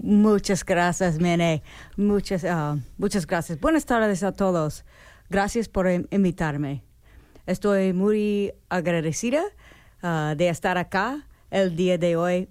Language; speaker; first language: Spanish; non-native, learner; English